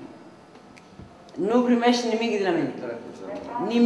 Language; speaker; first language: Romanian; non-native, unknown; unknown